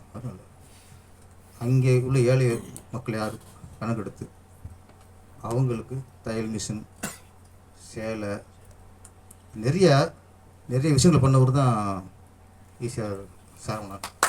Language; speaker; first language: Tamil; native; Tamil